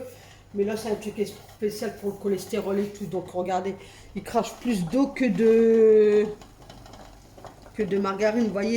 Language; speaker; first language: French; native; French